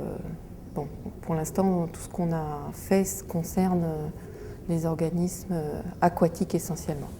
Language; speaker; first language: French; native; French